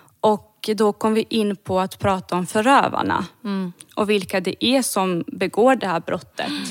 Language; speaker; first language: Swedish; early bilingual, other home language; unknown